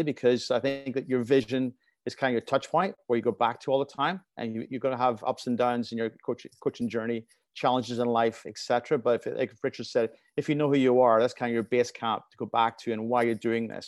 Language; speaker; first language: English; native; English